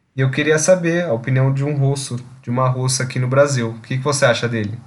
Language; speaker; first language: Portuguese; native; Portuguese